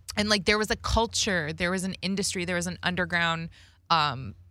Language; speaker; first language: English; native; English